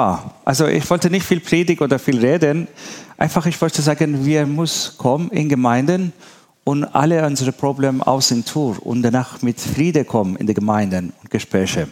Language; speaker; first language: German; non-native, learner; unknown